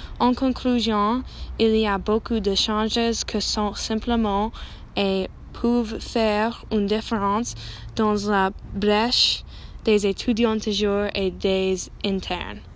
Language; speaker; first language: French; non-native, learner; English